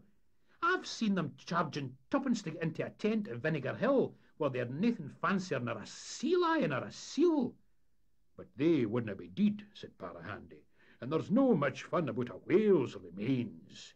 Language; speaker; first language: English; native; English